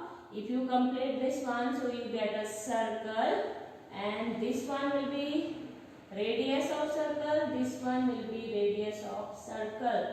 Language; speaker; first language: English; non-native, local second language; Hindi